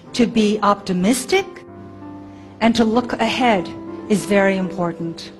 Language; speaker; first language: English; early bilingual, other home language; Chinese